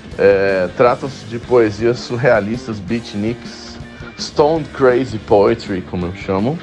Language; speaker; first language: Portuguese; native; Portuguese